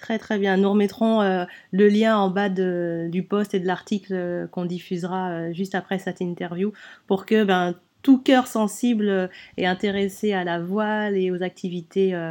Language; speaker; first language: French; native; French